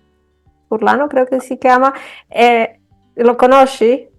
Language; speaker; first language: Italian; non-native, fluent; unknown